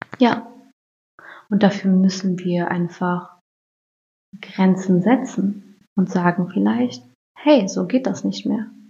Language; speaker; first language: German; early bilingual, other home language; Turkish